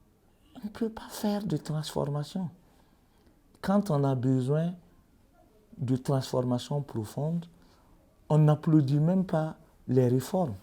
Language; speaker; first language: French; native; French